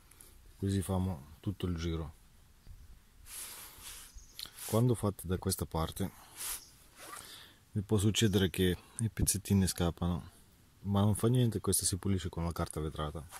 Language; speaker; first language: Italian; non-native, fluent; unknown